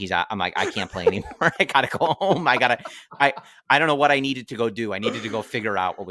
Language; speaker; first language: English; native; English